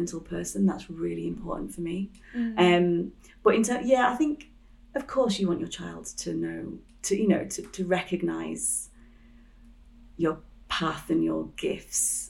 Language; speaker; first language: English; native; English